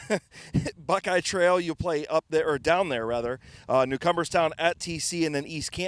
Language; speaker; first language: English; native; English